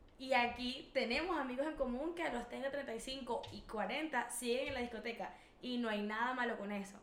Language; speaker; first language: Spanish; native; Spanish